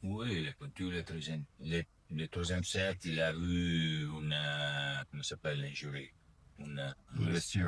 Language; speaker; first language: French; non-native, learner; Italian